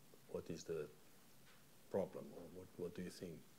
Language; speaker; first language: English; non-native, fluent; Catalan